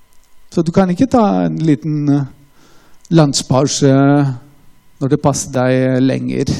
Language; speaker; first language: Norwegian; non-native, fluent; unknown